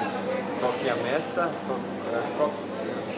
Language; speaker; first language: Lithuanian; non-native, learner; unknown